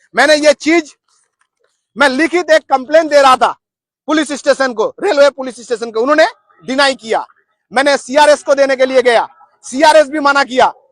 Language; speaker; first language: Hindi; non-native, local second language; Bangla